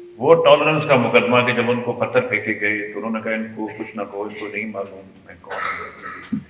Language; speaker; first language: Urdu; non-native, local second language; Kashmiri